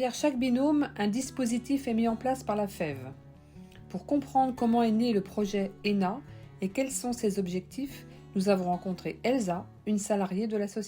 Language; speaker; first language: French; native; French